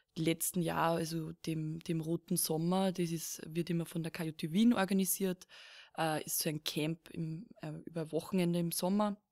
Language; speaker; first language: German; native; German